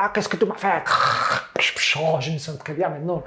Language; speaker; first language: French; non-native, fluent; Catalan